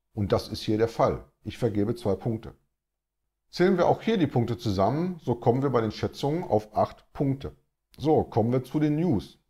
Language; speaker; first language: German; native; German